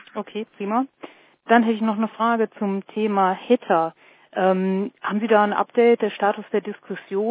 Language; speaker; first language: German; native; German